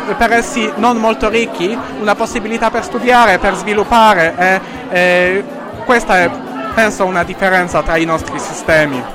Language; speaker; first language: Italian; non-native, learner; Polish